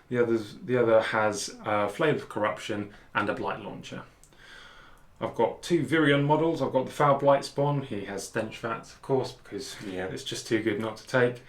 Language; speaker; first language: English; native; English